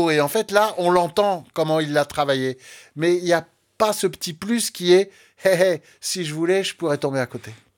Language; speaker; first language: French; native; French